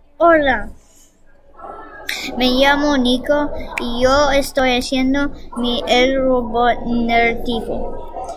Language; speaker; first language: Spanish; non-native, learner; English